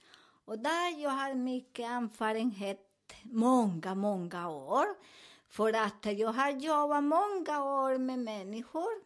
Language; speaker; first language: Swedish; non-native, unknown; Spanish